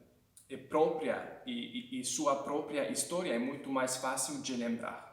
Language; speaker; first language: Portuguese; non-native, fluent; Hungarian